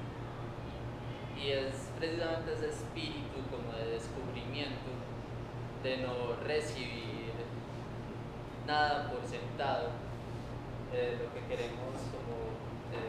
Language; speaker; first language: Spanish; native; Spanish